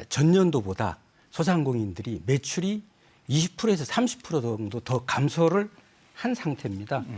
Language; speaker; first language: Korean; native; Korean